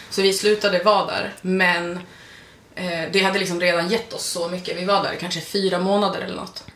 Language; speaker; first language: Swedish; native; Swedish